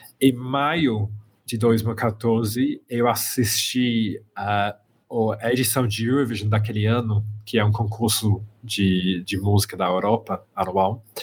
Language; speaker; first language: Portuguese; non-native, fluent; English